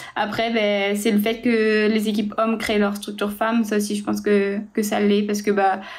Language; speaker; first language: French; native; French